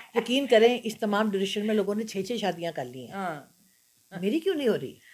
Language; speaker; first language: Urdu; non-native, local second language; Punjabi